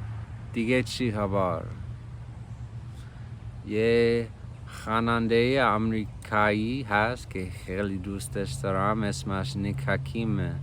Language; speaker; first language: Persian; non-native, fluent; English